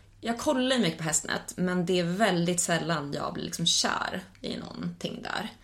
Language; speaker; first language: Swedish; native; Swedish